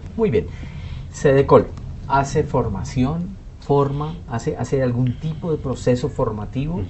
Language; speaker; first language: Spanish; native; Spanish